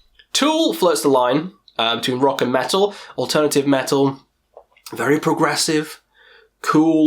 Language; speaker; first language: English; native; English